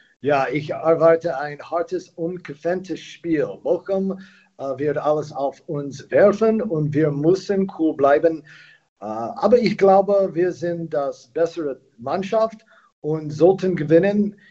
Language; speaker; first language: German; non-native, learner; English